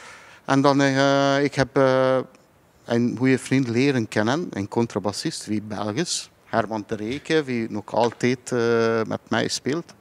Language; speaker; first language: Dutch; non-native, fluent; Hungarian